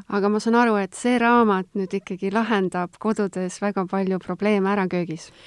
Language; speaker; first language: Estonian; native; Estonian